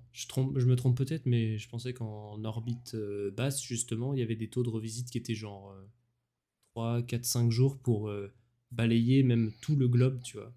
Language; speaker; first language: French; native; French